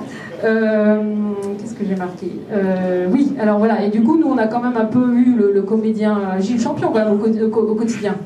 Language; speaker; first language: French; native; French